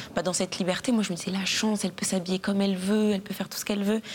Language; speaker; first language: French; native; French